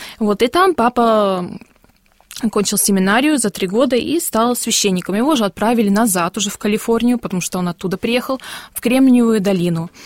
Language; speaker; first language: Russian; early bilingual, heritage; Russian